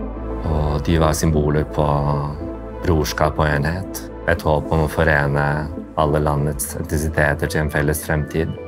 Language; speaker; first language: Norwegian; early bilingual, other home language; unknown